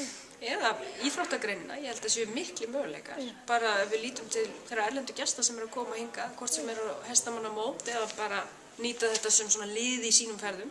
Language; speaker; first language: Icelandic; native; Icelandic